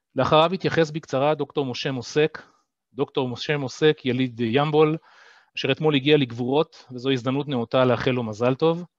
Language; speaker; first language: Hebrew; native; Hebrew